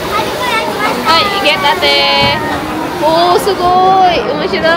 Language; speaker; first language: Japanese; non-native, learner; Filipino